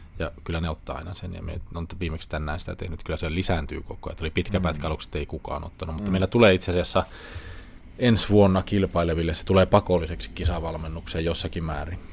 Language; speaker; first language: Finnish; native; Finnish